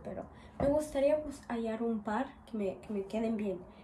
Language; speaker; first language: Spanish; early bilingual, heritage; Spanish